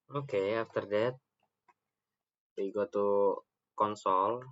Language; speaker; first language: English; non-native, learner; Indonesian